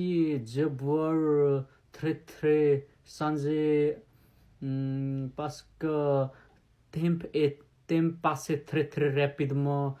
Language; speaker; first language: French; non-native, learner; Nepali